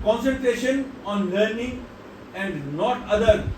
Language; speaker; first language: English; non-native, local second language; Urdu